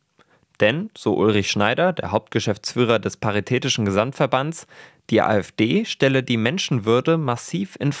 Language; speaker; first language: German; native; German